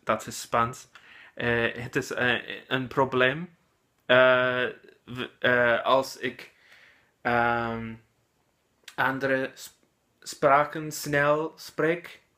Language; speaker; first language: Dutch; non-native, learner; English